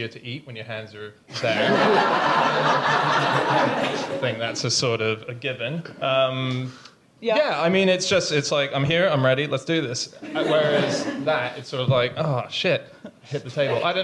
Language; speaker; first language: English; non-native, local second language; Cantonese